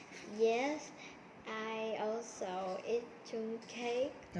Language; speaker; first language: English; non-native, learner; Vietnamese